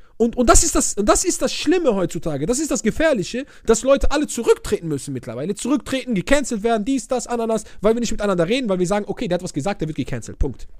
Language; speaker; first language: German; early bilingual, other home language; Arabic